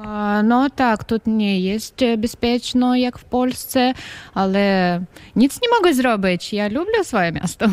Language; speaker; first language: Polish; non-native, learner; Ukrainian